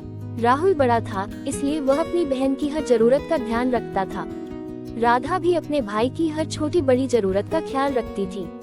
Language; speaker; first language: Hindi; native; Hindi